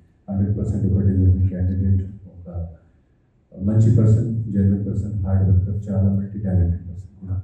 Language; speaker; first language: Telugu; non-native, fluent; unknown